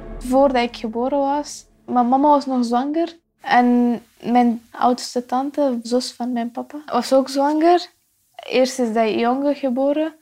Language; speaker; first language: Dutch; non-native, fluent; Persian